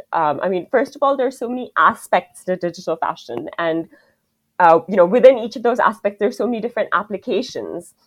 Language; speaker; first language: English; non-native, local second language; Hindi